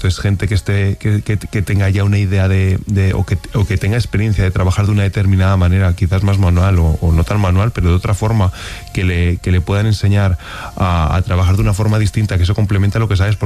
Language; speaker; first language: Spanish; native; Spanish